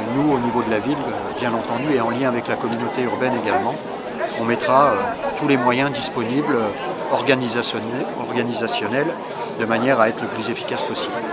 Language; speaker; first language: French; native; French